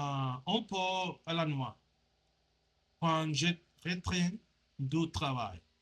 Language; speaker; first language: French; non-native, learner; Spanish